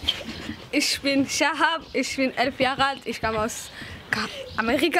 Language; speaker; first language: German; early bilingual, other home language; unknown